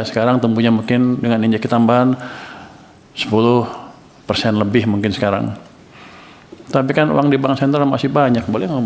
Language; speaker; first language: Indonesian; native; Indonesian